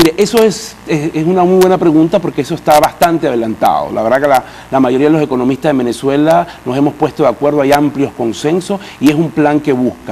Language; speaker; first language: Spanish; native; Spanish